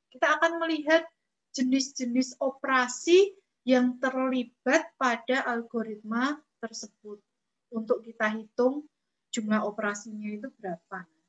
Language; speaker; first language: Indonesian; native; Indonesian